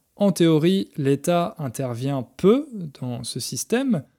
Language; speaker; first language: French; native; French